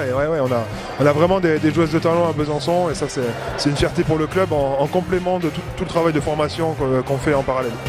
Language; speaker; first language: French; native; French